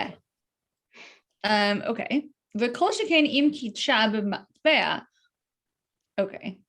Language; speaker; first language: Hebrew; non-native, fluent; English